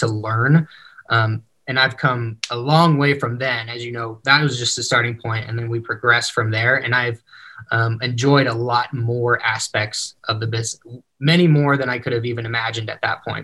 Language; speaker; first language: English; native; English